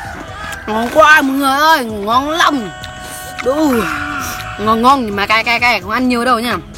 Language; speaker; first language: Vietnamese; non-native, local second language; Jarai